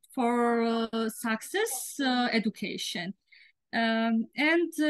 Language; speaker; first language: English; non-native, learner; Georgian